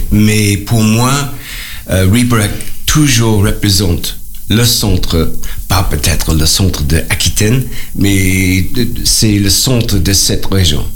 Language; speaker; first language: French; non-native, learner; English